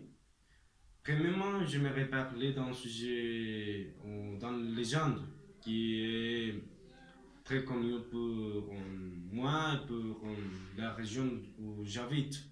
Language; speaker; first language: French; non-native, learner; Spanish